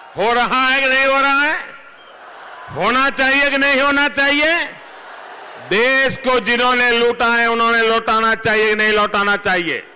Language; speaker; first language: Hindi; non-native, local second language; Gujarati